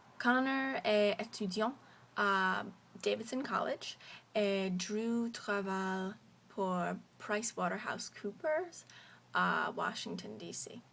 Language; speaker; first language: French; non-native, learner; English